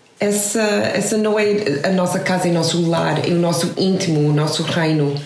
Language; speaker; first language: Portuguese; non-native, fluent; English